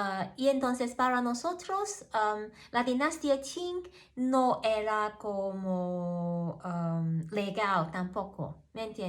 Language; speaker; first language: Spanish; non-native, learner; Cantonese